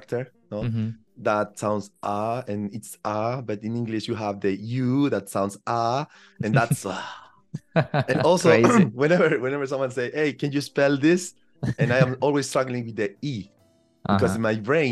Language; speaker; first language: English; non-native, fluent; Spanish